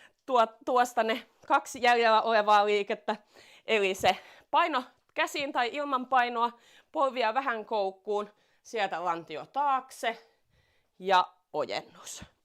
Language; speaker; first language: Finnish; native; Finnish